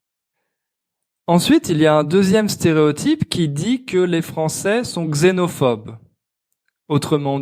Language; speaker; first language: French; native; French